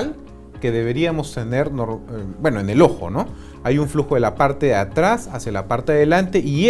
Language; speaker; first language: Spanish; native; Spanish